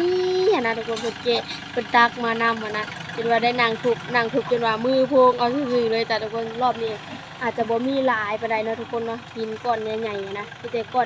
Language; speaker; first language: Thai; non-native, local second language; Lao